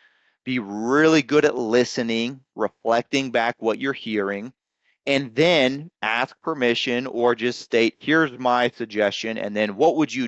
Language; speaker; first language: English; native; English